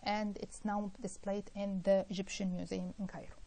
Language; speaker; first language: English; non-native, fluent; Arabic